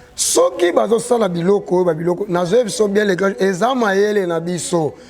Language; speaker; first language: Lingala; non-native, local second language; Kongo